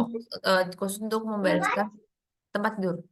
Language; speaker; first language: Indonesian; native; Indonesian